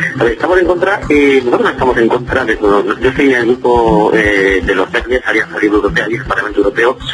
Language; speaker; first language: Spanish; non-native, local second language; Catalan